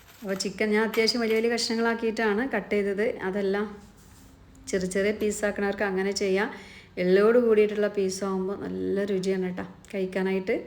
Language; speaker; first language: Malayalam; native; Malayalam